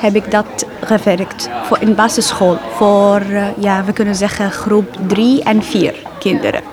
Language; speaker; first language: Dutch; non-native, learner; Arabic